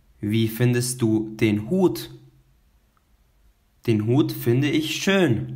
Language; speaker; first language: German; non-native, fluent; Albanian